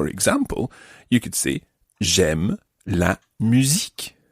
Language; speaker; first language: French; non-native, fluent; English